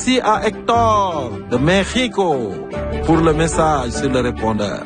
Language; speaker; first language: French; native; French